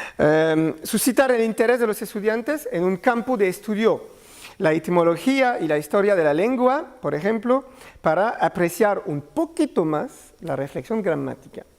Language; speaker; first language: Spanish; non-native, learner; French